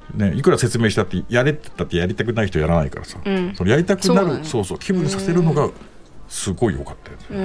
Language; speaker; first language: Japanese; native; Japanese